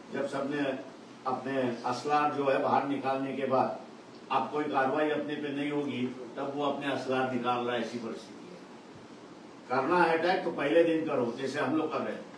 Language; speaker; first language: Hindi; non-native, local second language; Marathi